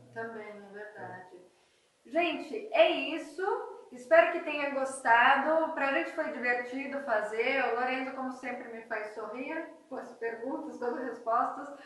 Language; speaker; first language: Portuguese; native; Portuguese